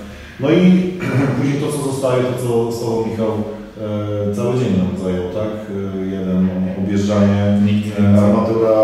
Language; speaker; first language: Polish; native; Polish